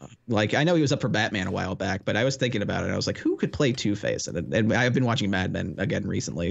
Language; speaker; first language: English; native; English